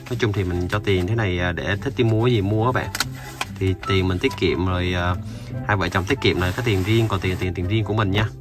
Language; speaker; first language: Vietnamese; native; Vietnamese